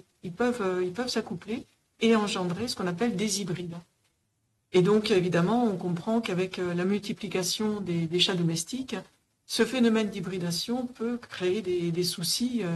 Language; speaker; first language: French; native; French